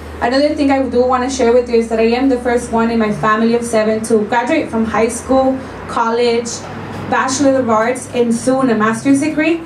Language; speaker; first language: English; early bilingual, other home language; Spanish